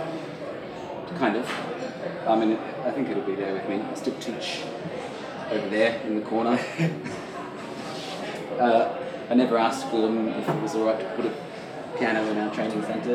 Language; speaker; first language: English; native; English